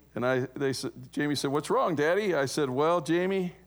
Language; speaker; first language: English; native; English